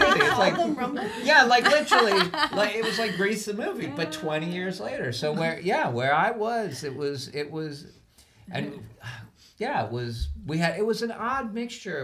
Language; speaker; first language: English; native; English